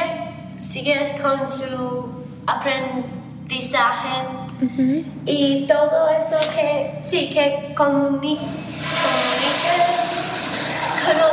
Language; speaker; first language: Spanish; non-native, learner; English